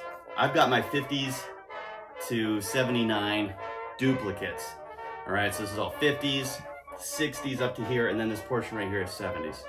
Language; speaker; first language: English; native; English